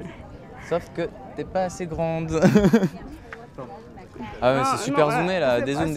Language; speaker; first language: French; native; French